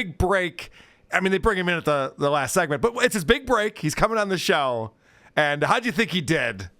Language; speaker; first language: English; native; English